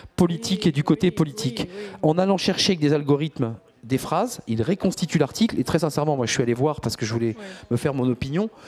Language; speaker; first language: French; native; French